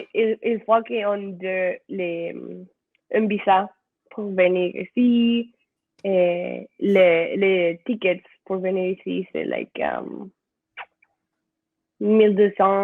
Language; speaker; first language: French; non-native, learner; Spanish